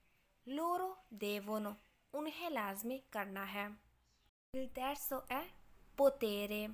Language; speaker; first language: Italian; non-native, learner; Urdu